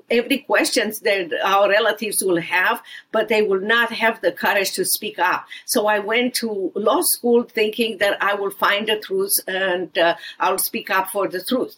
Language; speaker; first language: English; non-native, fluent; Romanian